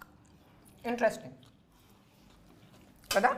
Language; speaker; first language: Telugu; non-native, learner; Hindi